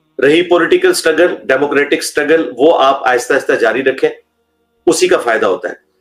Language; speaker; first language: Urdu; non-native, local second language; Punjabi